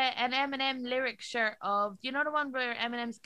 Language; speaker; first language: English; native; English